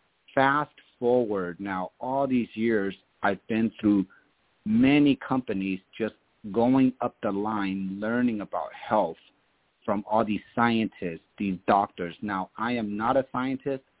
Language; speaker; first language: English; early bilingual, other home language; German